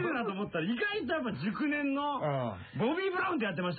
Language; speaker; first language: Japanese; native; Japanese